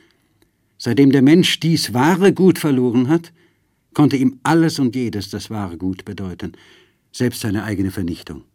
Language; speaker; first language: German; native; German